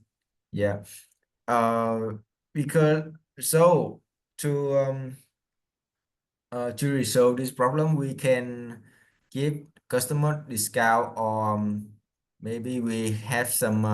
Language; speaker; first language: English; non-native, learner; Vietnamese